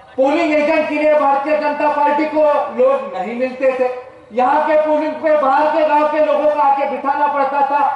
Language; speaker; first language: Hindi; non-native, local second language; Marathi